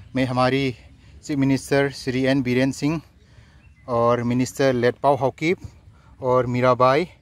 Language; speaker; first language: Hindi; non-native, local second language; Manipuri